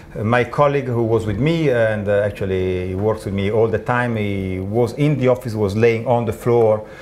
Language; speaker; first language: English; non-native, fluent; Italian